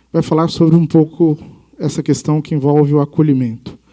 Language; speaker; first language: Portuguese; native; Portuguese